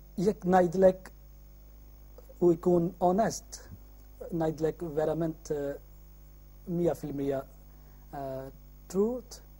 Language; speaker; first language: Maltese; non-native, learner; Urdu